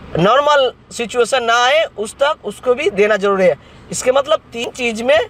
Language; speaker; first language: Hindi; non-native, local second language; Bangla